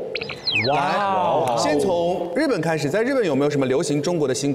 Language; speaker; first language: Chinese; native; Chinese